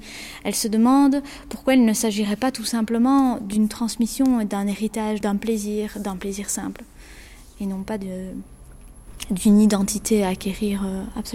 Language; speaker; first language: French; native; French